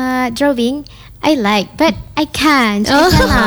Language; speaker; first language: English; non-native, learner; Indonesian